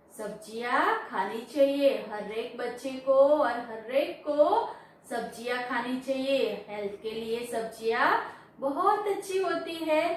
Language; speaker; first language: Hindi; non-native, local second language; Gujarati